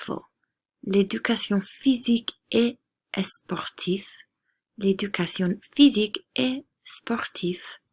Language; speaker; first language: French; non-native, fluent; English